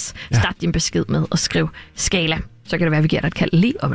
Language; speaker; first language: Danish; native; Danish